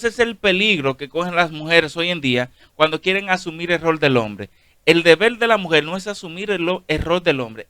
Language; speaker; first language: Spanish; native; Spanish